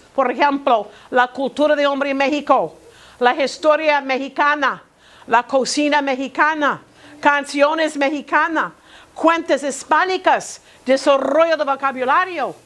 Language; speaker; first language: Spanish; non-native, learner; English